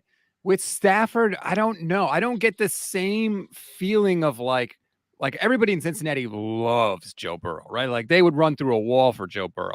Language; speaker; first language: English; native; English